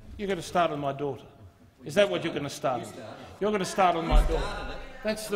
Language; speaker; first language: English; native; English